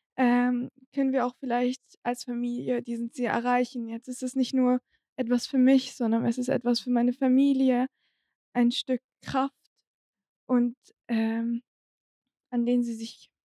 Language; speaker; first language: German; non-native, fluent; Arabic